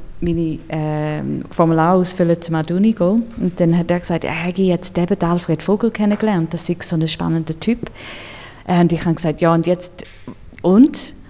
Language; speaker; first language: German; non-native, fluent; English